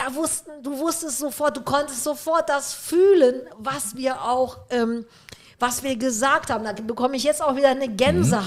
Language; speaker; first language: German; native; German